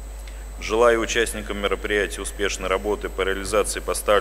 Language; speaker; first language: Russian; native; Russian